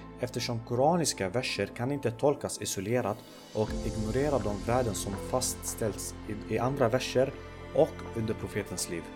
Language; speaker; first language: Swedish; early bilingual, other home language; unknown